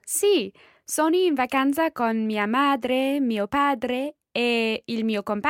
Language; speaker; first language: Italian; non-native, learner; English